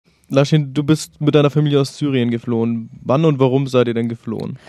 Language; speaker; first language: German; native; German